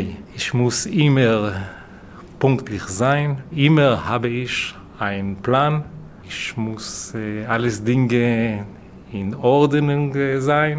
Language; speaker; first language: German; non-native, learner; Hebrew